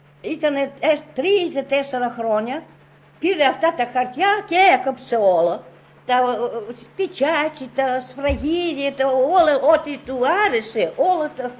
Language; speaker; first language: Greek; early bilingual, heritage; Greek